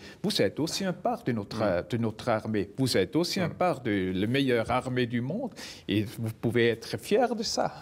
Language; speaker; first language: French; non-native, local second language; German